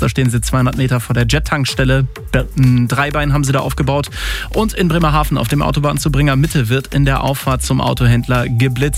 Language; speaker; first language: German; native; German